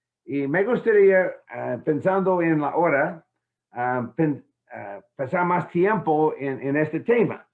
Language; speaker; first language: Spanish; non-native, fluent; English